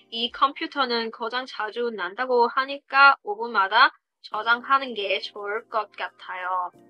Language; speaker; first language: Korean; non-native, learner; Chinese